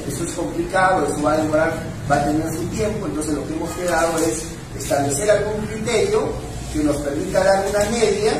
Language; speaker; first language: Spanish; native; Spanish